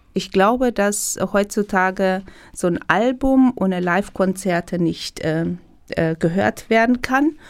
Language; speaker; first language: German; non-native, fluent; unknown